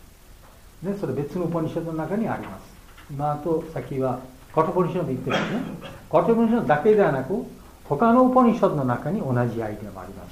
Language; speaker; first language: Japanese; non-native, learner; Bangla